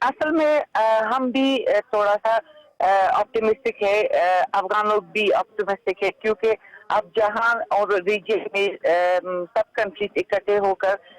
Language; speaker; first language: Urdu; non-native, fluent; Persian